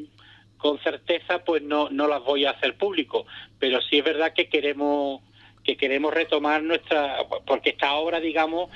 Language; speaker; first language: Spanish; native; Spanish